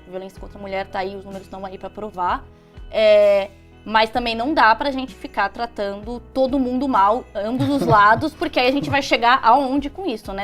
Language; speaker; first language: Portuguese; native; Portuguese